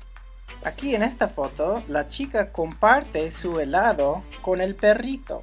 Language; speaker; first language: Spanish; non-native, fluent; English